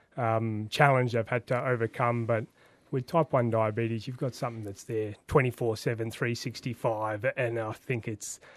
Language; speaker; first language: English; native; English